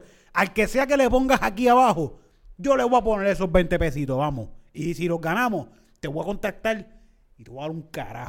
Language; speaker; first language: Spanish; native; Spanish